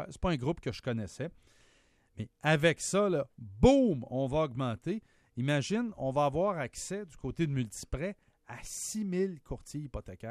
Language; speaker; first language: French; native; French